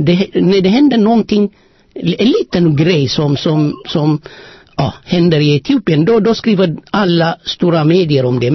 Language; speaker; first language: Swedish; non-native, fluent; Amharic